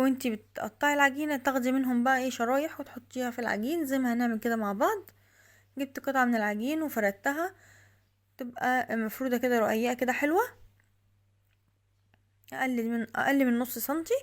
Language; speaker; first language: Arabic; native; Arabic